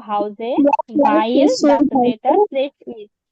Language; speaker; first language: German; non-native, learner; Bangla